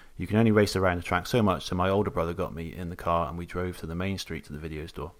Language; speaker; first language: English; native; English